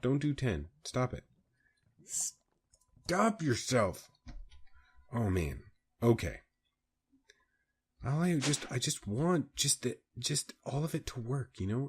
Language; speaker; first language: English; native; English